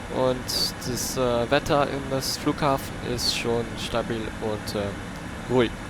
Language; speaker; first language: German; non-native, learner; English